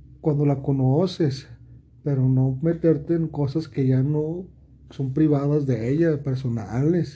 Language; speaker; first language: Spanish; native; Spanish